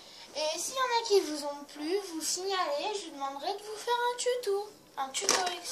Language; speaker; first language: French; native; French